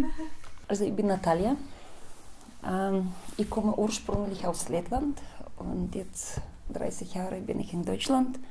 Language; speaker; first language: German; non-native, fluent; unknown